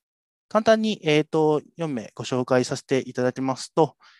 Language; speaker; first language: Japanese; native; Japanese